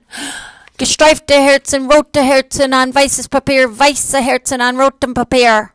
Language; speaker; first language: German; non-native, fluent; English